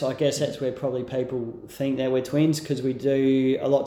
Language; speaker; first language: English; native; English